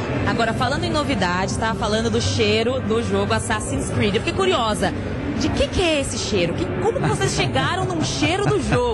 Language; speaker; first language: Portuguese; native; Portuguese